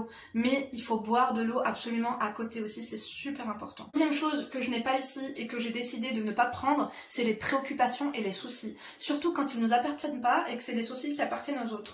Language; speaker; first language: French; native; French